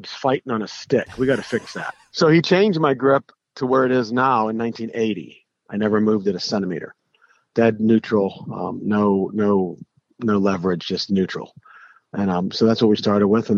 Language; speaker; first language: English; native; English